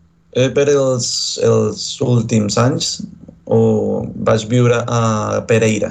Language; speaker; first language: Catalan; non-native, learner; Spanish